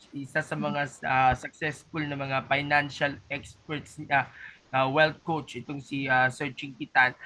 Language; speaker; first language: Filipino; native; Filipino